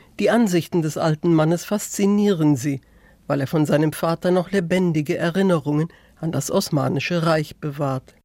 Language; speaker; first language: German; native; German